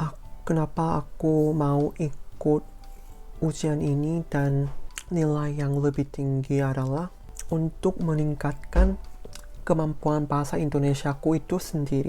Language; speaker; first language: Indonesian; non-native, fluent; Korean